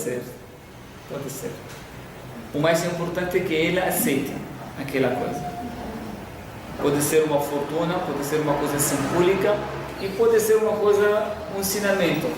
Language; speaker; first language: Portuguese; non-native, fluent; Arabic